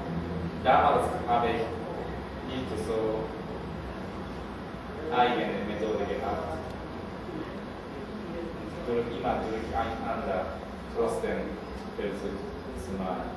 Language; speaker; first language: German; non-native, learner; Japanese